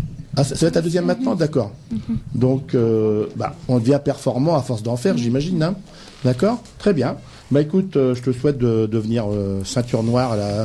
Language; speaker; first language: French; native; French